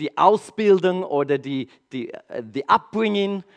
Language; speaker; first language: German; non-native, learner; English